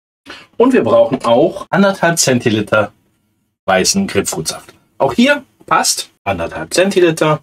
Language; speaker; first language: German; native; German